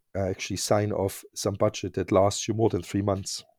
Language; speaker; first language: English; non-native, fluent; German